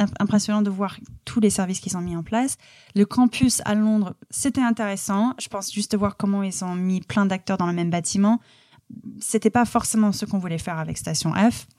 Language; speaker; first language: French; non-native, fluent; English